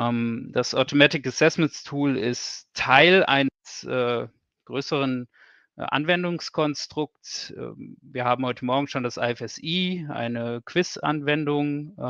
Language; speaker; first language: German; native; German